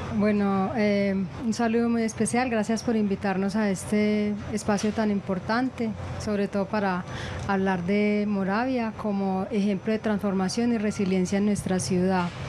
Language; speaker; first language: Spanish; native; Spanish